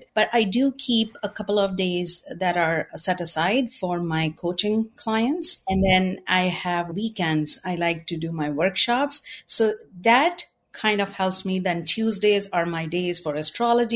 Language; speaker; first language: English; non-native, local second language; Hindi